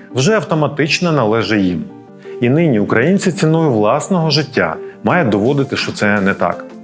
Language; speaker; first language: Ukrainian; native; Ukrainian